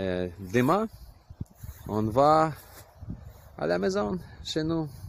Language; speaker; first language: French; non-native, learner; Ukrainian